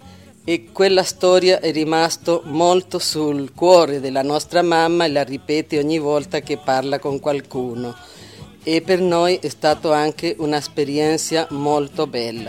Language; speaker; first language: Italian; early bilingual, heritage; Italian